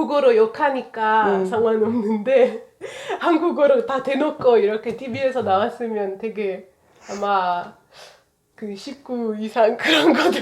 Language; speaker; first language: Korean; non-native, fluent; Italian